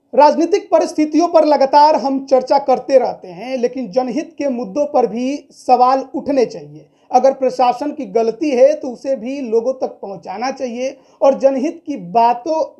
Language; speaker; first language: Hindi; native; Hindi